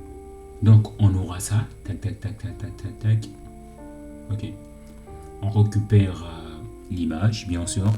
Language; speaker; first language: French; native; French